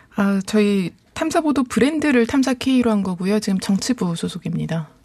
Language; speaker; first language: Korean; native; Korean